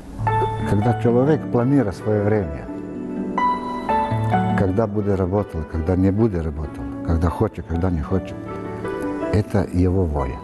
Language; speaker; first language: Russian; non-native, learner; Serbian